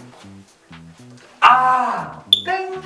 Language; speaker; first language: Korean; native; Korean